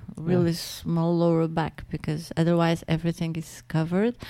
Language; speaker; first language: English; non-native, fluent; Portuguese